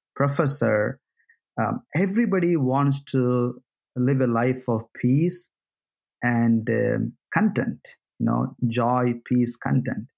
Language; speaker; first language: English; non-native, local second language; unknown